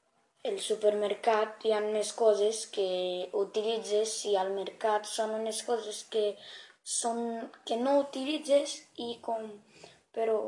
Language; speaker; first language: Catalan; non-native, learner; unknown